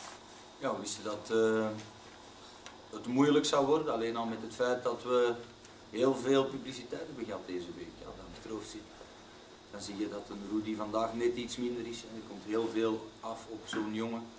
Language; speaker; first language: Dutch; native; Dutch